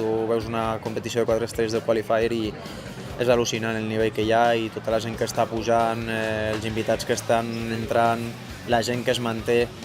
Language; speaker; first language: Catalan; non-native, local second language; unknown